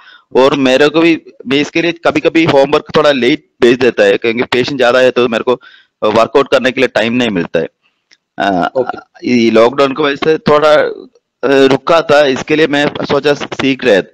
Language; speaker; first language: Hindi; non-native, local second language; Malayalam